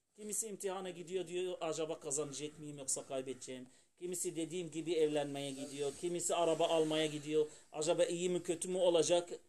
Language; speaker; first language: Turkish; non-native, fluent; Arabic